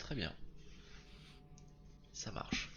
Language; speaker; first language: French; native; French